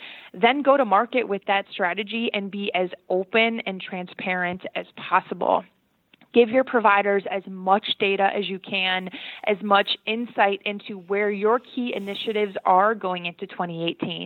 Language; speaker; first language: English; native; English